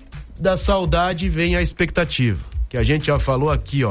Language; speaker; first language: Portuguese; native; Portuguese